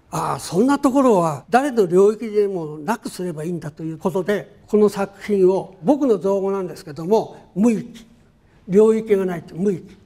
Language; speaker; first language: Japanese; native; Japanese